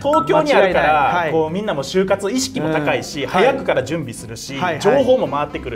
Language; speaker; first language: Japanese; native; Japanese